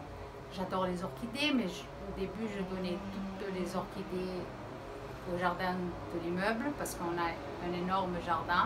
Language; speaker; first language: French; early bilingual, heritage; Portuguese